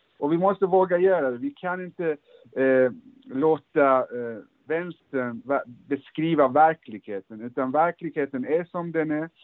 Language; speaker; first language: Swedish; early bilingual, other home language; Persian